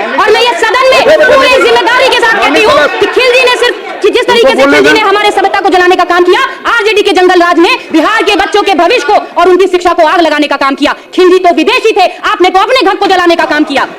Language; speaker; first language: Hindi; native; Hindi